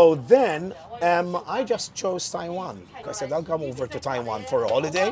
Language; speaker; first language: English; non-native, local second language; Maltese